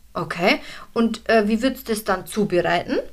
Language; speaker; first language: German; native; German